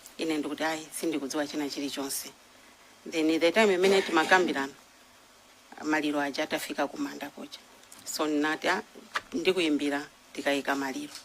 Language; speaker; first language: Nyanja; non-native, local second language; Tumbuka